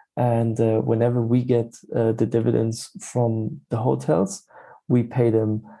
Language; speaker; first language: English; non-native, fluent; German